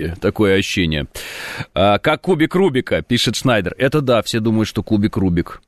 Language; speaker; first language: Russian; native; Russian